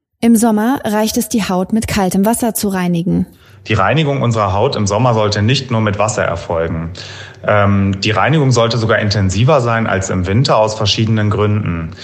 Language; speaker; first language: German; native; German